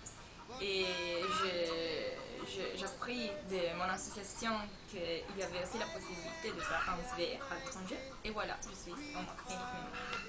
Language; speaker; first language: French; non-native, fluent; Italian